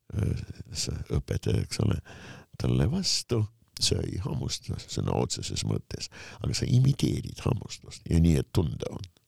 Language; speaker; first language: Estonian; non-native, local second language; Russian